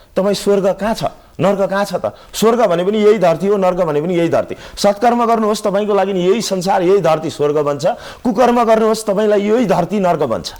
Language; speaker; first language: Nepali; native; Nepali